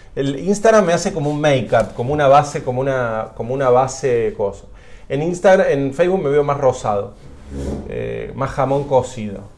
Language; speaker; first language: Spanish; native; Spanish